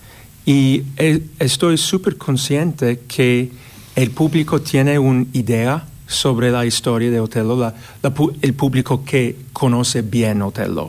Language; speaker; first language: Spanish; non-native, fluent; English